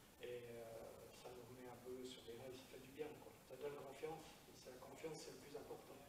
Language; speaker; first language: French; native; French